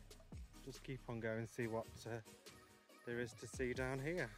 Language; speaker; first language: English; native; English